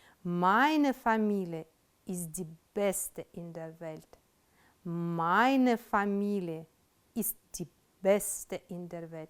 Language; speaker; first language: German; non-native, fluent; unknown